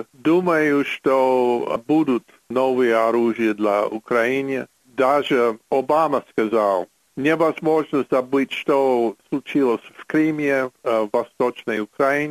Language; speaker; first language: Russian; non-native, fluent; English